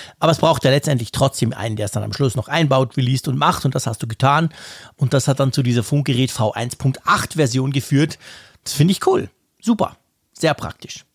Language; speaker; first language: German; native; German